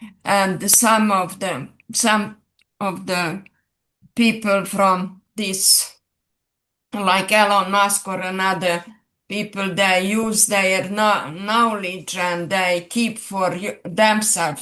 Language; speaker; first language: English; non-native, fluent; Serbian